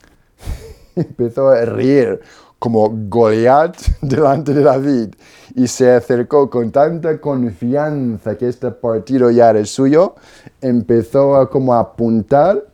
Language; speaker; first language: Spanish; non-native, fluent; Polish